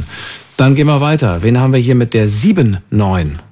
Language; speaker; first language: German; native; German